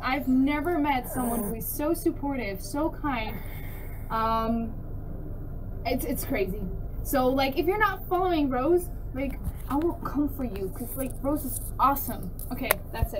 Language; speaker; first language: English; early bilingual, other home language; Dutch